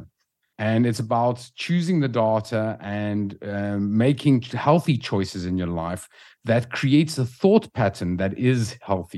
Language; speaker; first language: English; native; English